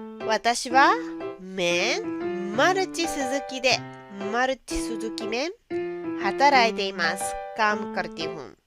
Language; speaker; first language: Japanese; non-native, fluent; Hindi